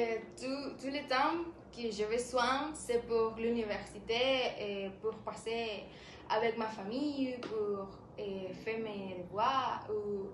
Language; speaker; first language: French; non-native, learner; Spanish